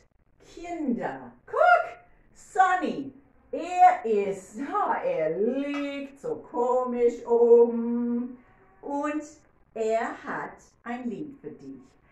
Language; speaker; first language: German; non-native, learner; English